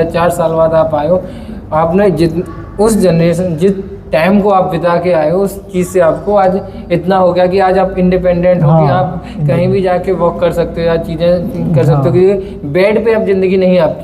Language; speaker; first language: Hindi; native; Hindi